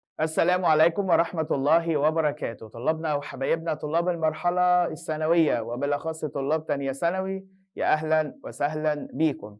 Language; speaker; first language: Arabic; native; Arabic